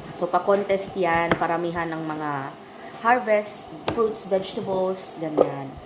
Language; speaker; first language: Filipino; non-native, local second language; Cebuano